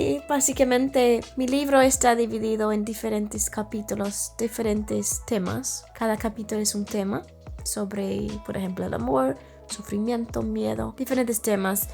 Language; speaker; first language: Spanish; non-native, fluent; English